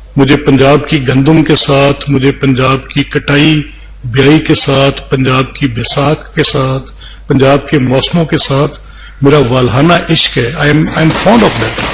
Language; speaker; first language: Urdu; non-native, local second language; Punjabi